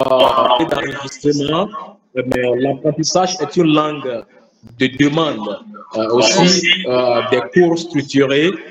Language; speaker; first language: French; non-native, fluent; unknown